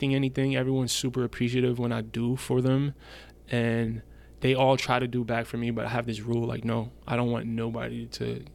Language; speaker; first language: English; early bilingual, other home language; German